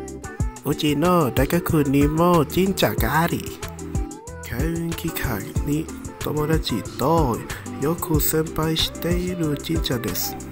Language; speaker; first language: Japanese; non-native, learner; Thai